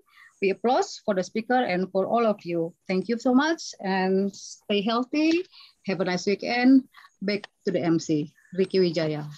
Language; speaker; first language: English; non-native, fluent; Indonesian